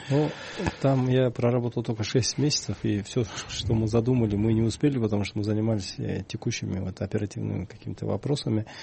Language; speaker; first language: Russian; non-native, local second language; Kyrgyz